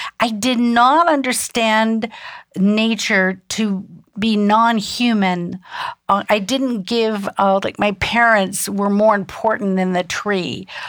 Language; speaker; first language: English; early bilingual, other home language; German